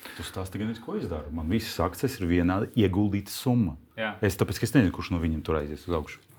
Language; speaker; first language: Latvian; non-native, local second language; Russian